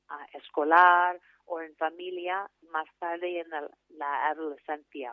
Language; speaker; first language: Spanish; non-native, fluent; English